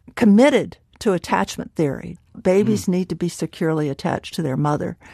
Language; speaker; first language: English; native; English